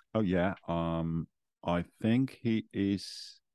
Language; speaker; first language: English; non-native, fluent; German